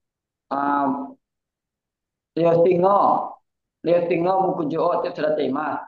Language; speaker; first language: Japanese; non-native, learner; Indonesian